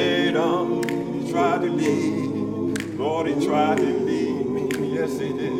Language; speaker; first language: English; native; English